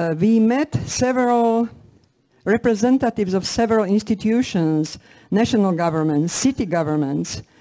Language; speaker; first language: English; non-native, fluent; Slovak